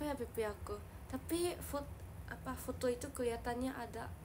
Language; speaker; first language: Indonesian; non-native, learner; Japanese